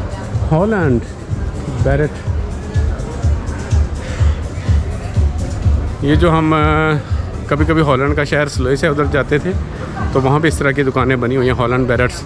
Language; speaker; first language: Hindi; native; Hindi